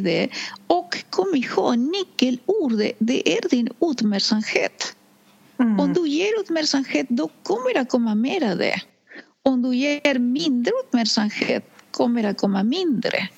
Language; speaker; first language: Swedish; non-native, fluent; Spanish